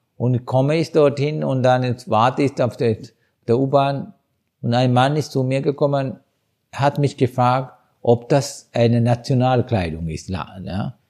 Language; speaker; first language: German; non-native, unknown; Sinhala